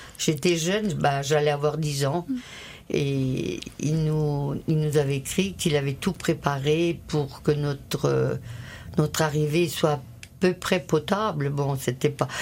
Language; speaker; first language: French; early bilingual, other home language; Italian